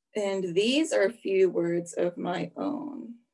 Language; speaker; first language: English; native; English